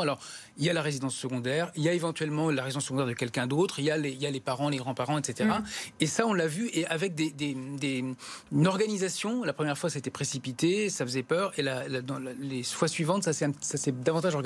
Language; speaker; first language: French; native; French